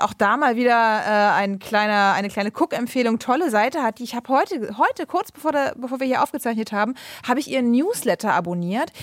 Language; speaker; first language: German; native; German